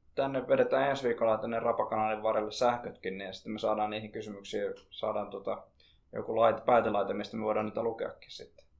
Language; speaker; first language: Finnish; native; Finnish